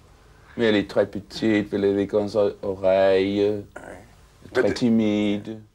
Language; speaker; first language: French; non-native, fluent; English